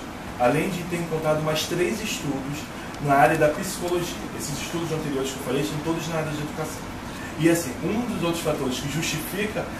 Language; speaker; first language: Portuguese; native; Portuguese